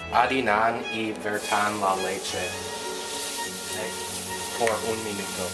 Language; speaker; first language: Spanish; non-native, learner; English